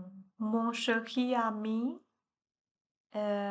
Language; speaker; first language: French; non-native, learner; Chinese